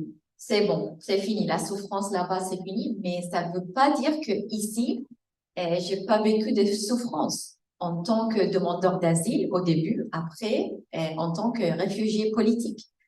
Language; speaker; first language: French; non-native, fluent; Arabic